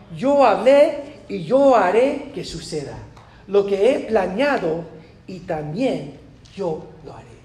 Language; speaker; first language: Spanish; non-native, fluent; English